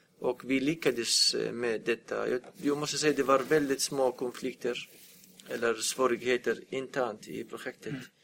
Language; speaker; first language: Swedish; non-native, fluent; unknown